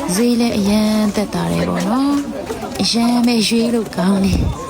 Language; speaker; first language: Burmese; non-native, local second language; Hakha Chin